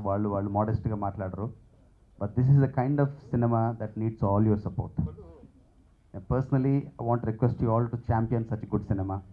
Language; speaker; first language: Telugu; native; Telugu